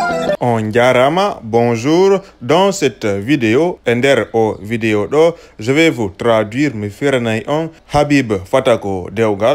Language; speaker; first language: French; non-native, local second language; Fula